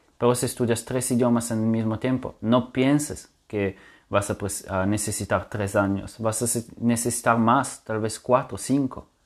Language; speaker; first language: Spanish; non-native, fluent; French